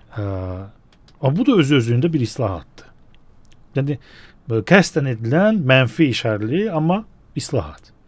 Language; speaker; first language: Azerbaijani; native; Azerbaijani